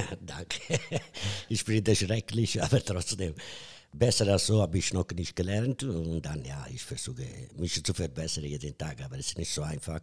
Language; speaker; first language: German; non-native, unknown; Italian